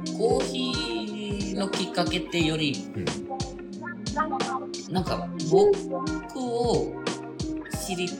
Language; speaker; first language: Japanese; non-native, fluent; Indonesian